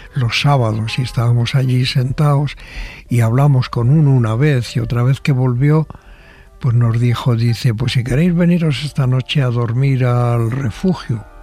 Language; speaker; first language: Spanish; native; Spanish